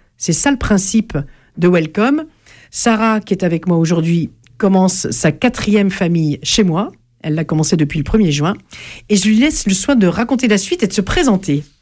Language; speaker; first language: French; native; French